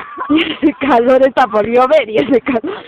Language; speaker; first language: Spanish; native; Spanish